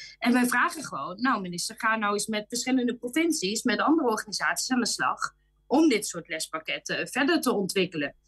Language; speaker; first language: Dutch; native; Dutch